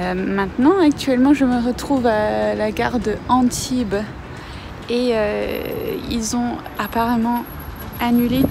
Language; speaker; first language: French; non-native, fluent; English